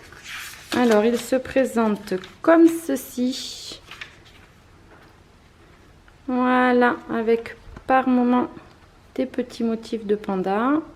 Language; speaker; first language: French; native; French